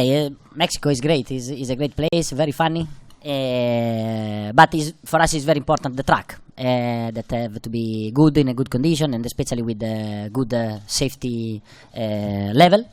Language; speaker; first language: English; non-native, fluent; Italian